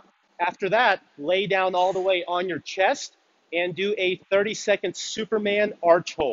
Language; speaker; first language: English; native; English